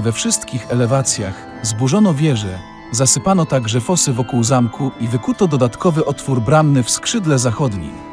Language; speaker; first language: Polish; native; Polish